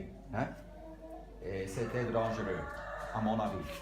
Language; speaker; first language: French; non-native, local second language; Dutch